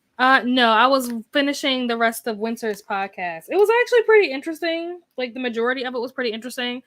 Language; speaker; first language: English; native; English